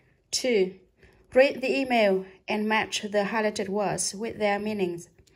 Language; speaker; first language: English; non-native, fluent; Vietnamese